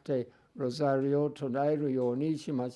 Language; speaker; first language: Japanese; non-native, fluent; English